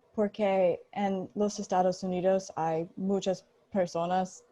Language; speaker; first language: Spanish; non-native, learner; English